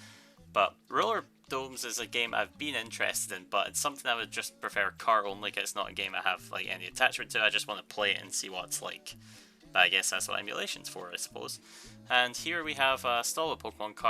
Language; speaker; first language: English; native; English